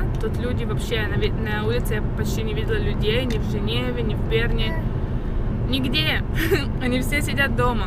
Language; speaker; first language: Russian; early bilingual, heritage; Russian